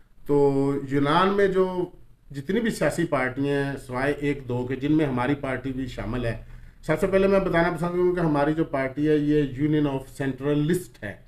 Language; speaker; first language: Urdu; non-native, local second language; Punjabi